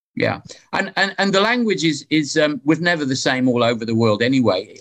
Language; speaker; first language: English; native; English